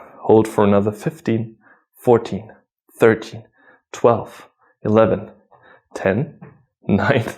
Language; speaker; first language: English; non-native, fluent; German